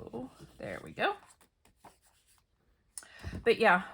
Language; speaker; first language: English; native; English